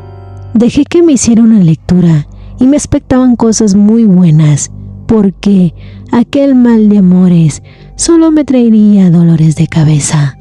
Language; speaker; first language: Spanish; native; Spanish